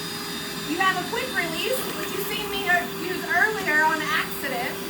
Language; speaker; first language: English; native; English